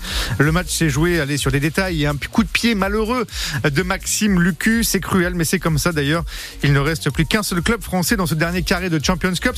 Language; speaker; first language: French; native; French